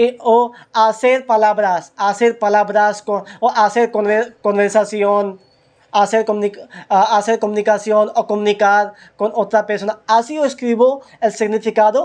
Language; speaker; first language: Spanish; non-native, learner; Hindi